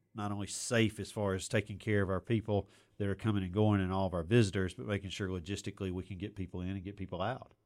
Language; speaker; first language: English; native; English